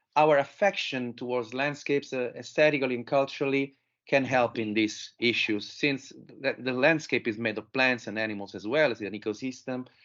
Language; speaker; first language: English; non-native, fluent; Italian